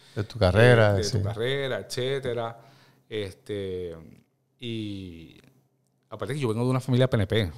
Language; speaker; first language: Spanish; native; Spanish